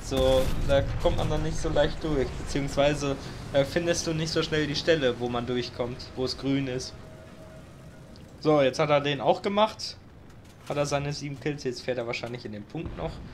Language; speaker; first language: German; native; German